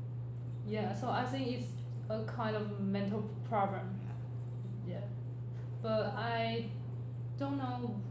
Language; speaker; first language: English; non-native, learner; Chinese